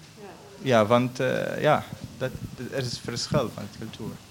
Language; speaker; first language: Dutch; non-native, learner; Arabic